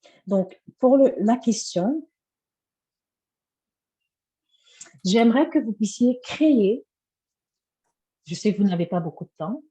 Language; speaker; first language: French; native; French